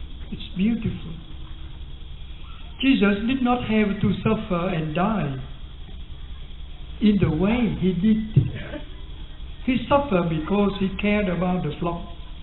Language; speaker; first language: English; non-native, fluent; Vietnamese